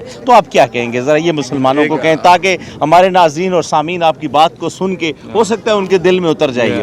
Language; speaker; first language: Urdu; native; Urdu